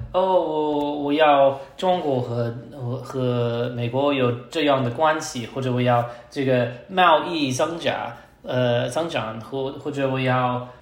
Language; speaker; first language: Chinese; non-native, learner; English